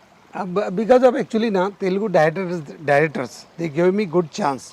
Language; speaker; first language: Telugu; non-native, learner; Marathi